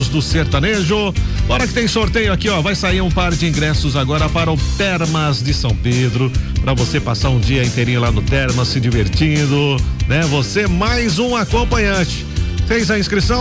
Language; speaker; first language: Portuguese; native; Portuguese